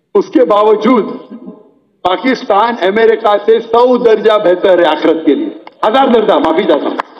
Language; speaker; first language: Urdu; non-native, local second language; Konkani